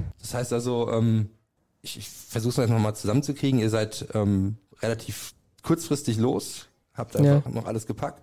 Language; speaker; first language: German; native; German